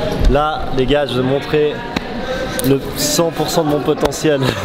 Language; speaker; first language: French; native; French